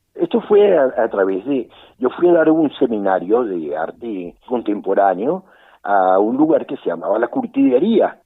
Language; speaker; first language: Spanish; native; Spanish